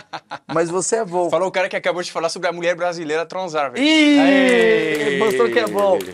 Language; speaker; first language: Portuguese; non-native, fluent; French